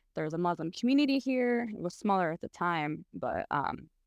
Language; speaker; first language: English; early bilingual, other home language; Arabic